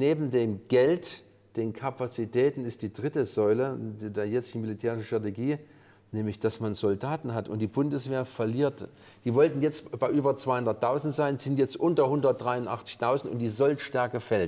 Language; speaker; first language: German; native; German